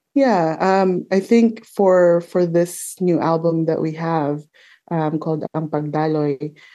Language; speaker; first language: English; non-native, local second language; Filipino